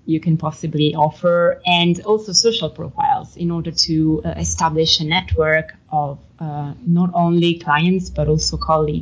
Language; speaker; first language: English; non-native, fluent; Italian